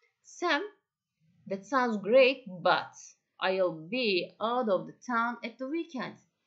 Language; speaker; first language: English; non-native, fluent; Turkish